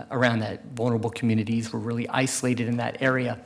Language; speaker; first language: English; native; English